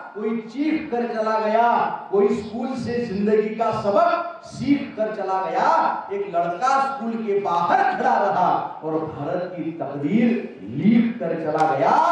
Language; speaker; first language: Hindi; non-native, local second language; Marathi